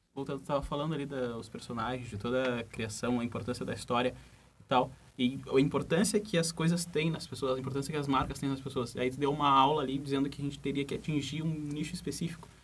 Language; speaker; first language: Portuguese; native; Portuguese